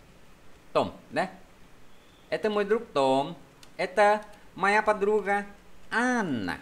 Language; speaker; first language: Russian; non-native, fluent; Vietnamese